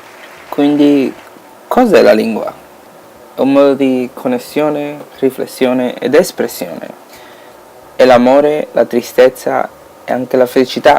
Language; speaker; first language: Italian; non-native, fluent; Spanish